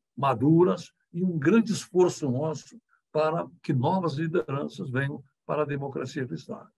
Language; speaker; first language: Portuguese; native; Portuguese